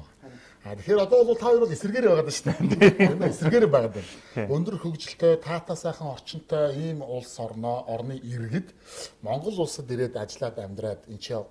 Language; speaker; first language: Mongolian; native; Mongolian